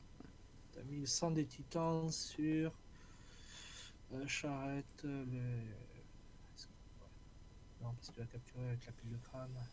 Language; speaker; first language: French; native; French